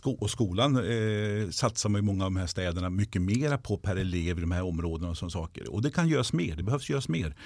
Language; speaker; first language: Swedish; native; Swedish